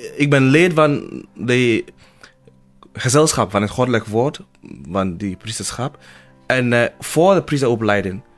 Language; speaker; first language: Dutch; non-native, fluent; Ewe